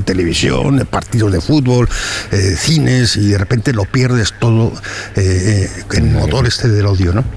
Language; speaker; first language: Spanish; native; Spanish